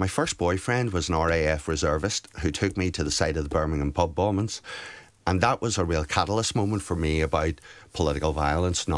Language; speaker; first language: English; native; English